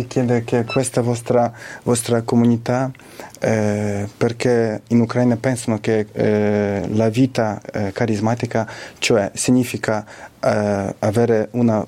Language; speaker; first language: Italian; non-native, fluent; Ukrainian